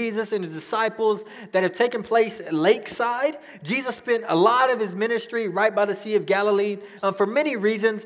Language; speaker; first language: English; native; English